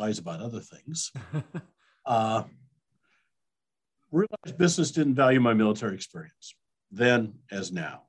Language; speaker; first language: English; native; English